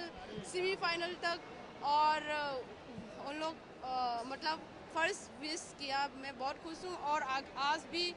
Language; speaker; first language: Hindi; non-native, local second language; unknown